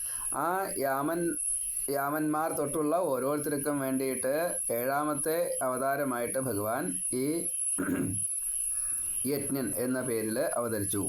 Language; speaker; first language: Malayalam; native; Malayalam